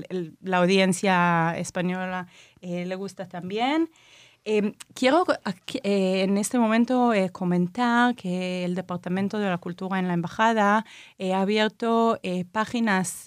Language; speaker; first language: Spanish; non-native, fluent; Hebrew